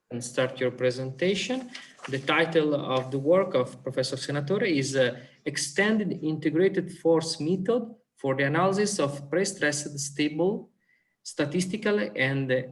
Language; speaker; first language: English; non-native, fluent; Italian